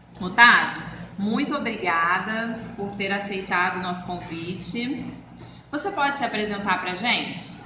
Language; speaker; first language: Portuguese; native; Portuguese